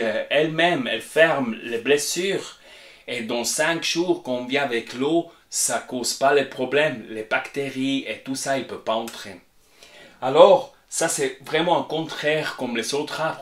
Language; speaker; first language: French; non-native, fluent; Spanish